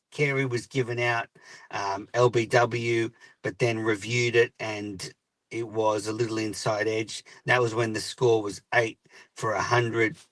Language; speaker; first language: English; native; English